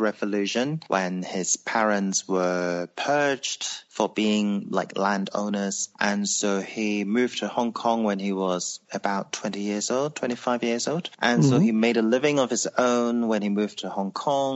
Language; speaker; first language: English; non-native, local second language; Cantonese